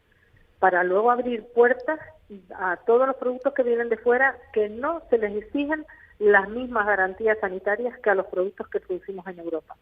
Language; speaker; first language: Spanish; native; Spanish